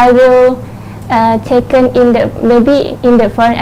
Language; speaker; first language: English; non-native, learner; Thai